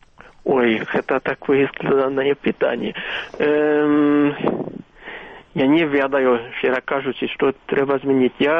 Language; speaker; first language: Belarusian; non-native, fluent; Swedish